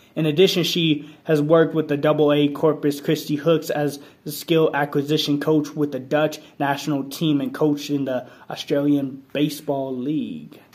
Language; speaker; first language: English; native; English